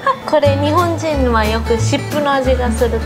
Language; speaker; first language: Japanese; early bilingual, heritage; Chinese